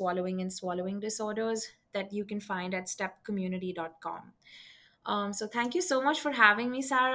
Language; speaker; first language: English; non-native, local second language; Hindi